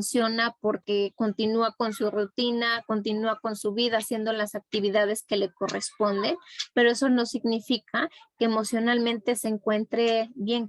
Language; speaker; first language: Spanish; native; Spanish